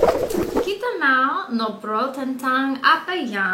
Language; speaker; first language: Indonesian; non-native, learner; English